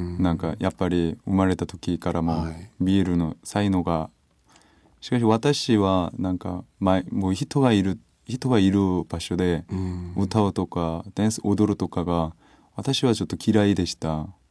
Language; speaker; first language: Japanese; non-native, learner; Korean